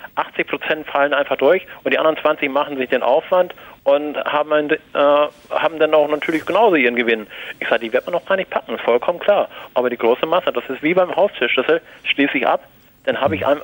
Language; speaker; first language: German; non-native, fluent; Spanish